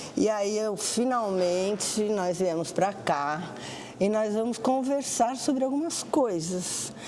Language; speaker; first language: Portuguese; native; Portuguese